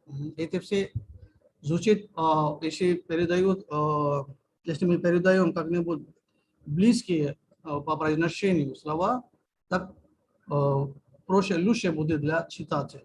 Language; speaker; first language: Russian; native; Russian